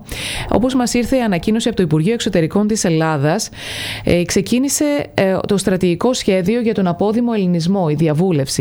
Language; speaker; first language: Greek; native; Greek